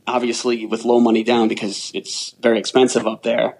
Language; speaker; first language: English; native; English